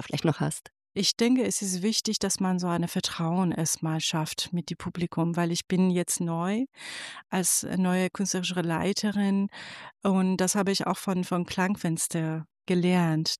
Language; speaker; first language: German; non-native, fluent; Persian